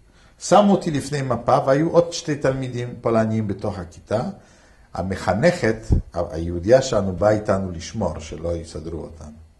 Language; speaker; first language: Hebrew; non-native, fluent; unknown